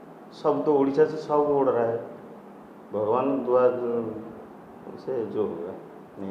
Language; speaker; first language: Hindi; non-native, local second language; Odia